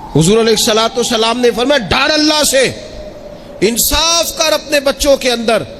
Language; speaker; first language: Urdu; non-native, local second language; Punjabi